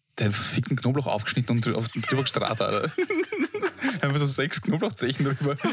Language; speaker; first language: German; early bilingual, other home language; Bosnian